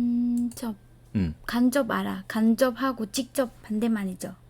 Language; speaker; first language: Korean; non-native, learner; Vietnamese